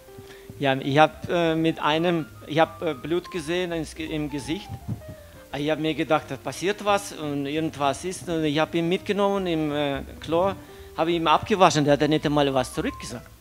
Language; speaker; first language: German; non-native, fluent; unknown